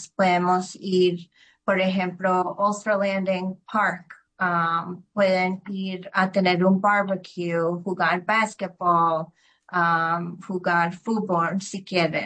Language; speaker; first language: Spanish; early bilingual, heritage; Spanish